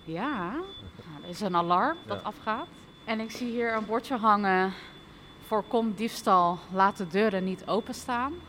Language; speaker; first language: Dutch; native; Dutch